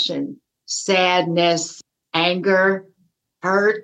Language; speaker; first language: English; native; English